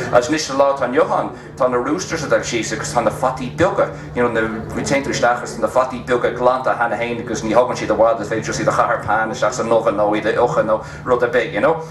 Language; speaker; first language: Irish; native; Irish